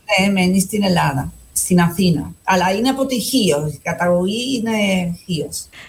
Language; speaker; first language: Greek; non-native, fluent; Spanish